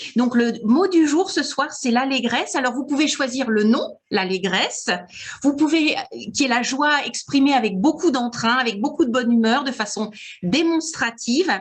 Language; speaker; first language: French; native; French